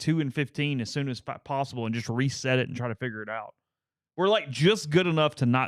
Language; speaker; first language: English; native; English